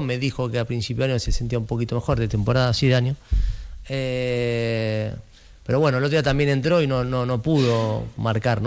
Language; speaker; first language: Spanish; native; Spanish